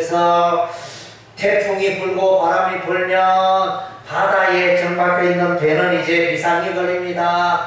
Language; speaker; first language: Korean; native; Korean